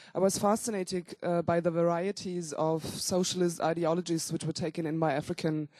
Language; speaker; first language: English; non-native, fluent; German